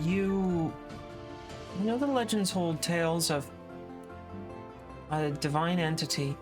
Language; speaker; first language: English; native; English